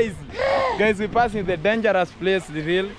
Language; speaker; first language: English; non-native, learner; Swahili